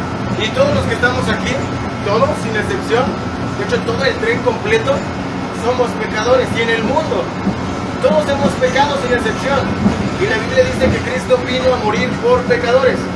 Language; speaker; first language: Spanish; native; Spanish